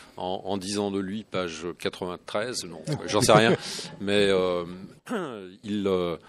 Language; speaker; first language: French; native; French